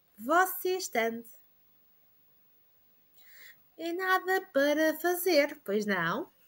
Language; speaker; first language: Portuguese; non-native, learner; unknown